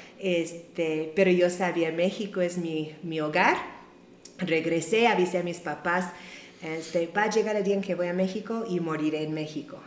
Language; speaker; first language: Spanish; non-native, fluent; English